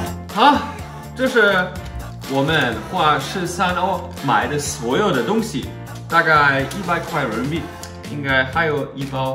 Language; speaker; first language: Chinese; non-native, fluent; German